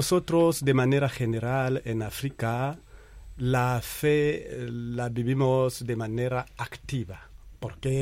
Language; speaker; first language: Spanish; non-native, fluent; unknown